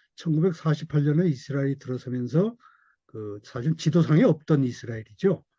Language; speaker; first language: Korean; native; Korean